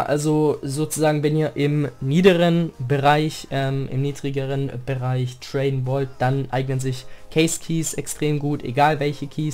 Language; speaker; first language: German; native; German